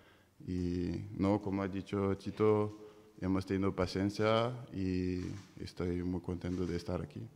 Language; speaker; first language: Spanish; non-native, fluent; French